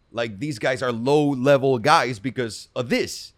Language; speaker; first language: English; non-native, fluent; Spanish